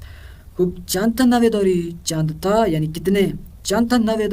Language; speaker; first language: Persian; non-native, fluent; Urdu